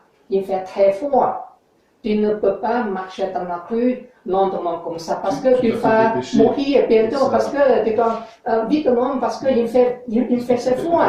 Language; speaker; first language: French; non-native, learner; English